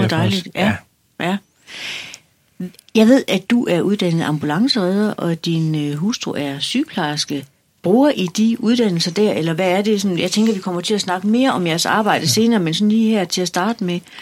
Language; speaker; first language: Danish; native; Danish